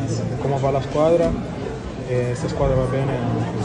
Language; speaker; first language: Italian; non-native, fluent; Portuguese